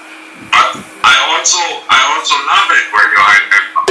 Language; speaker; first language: English; non-native, fluent; German